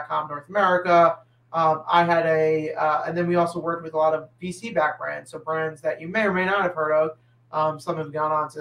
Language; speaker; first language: English; native; English